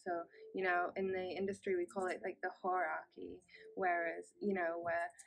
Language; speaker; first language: English; native; English